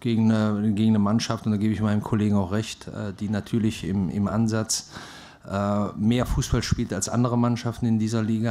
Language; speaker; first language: German; native; German